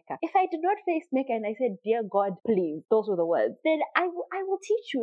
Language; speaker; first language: English; non-native, local second language; Shona